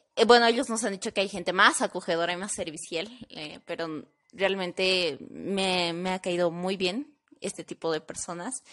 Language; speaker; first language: Spanish; native; Spanish